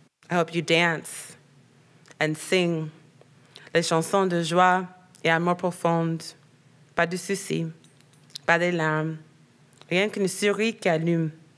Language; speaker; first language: French; non-native, learner; English